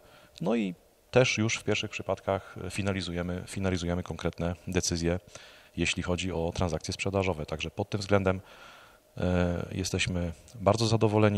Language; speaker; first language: Polish; native; Polish